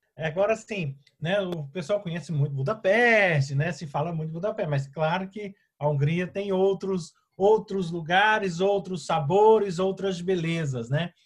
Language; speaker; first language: Portuguese; native; Portuguese